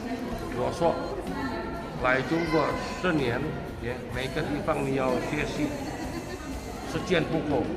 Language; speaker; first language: Chinese; non-native, learner; Indonesian